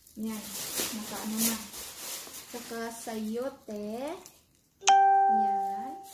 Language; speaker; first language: Filipino; non-native, local second language; Cebuano